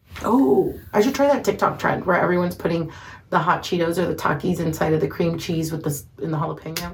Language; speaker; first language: English; early bilingual, other home language; Spanish